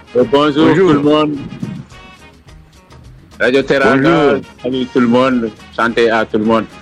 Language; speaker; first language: French; non-native, local second language; Wolof